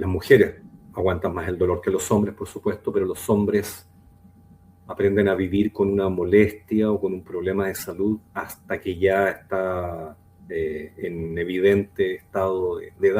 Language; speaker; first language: Spanish; native; Spanish